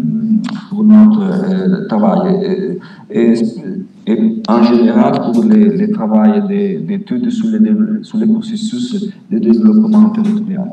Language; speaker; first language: French; non-native, fluent; Italian